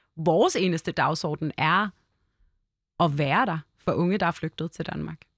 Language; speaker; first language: Danish; early bilingual, other home language; Arabic